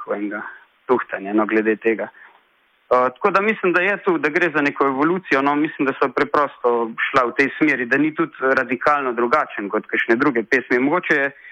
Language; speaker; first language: Slovenian; native; Slovenian